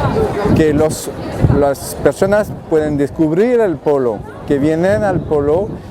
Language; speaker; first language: Spanish; non-native, fluent; French